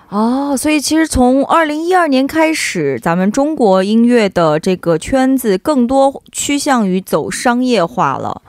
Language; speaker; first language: Chinese; native; Chinese